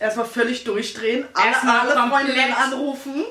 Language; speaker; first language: German; native; German